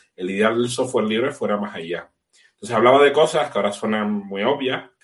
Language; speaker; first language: Spanish; native; Spanish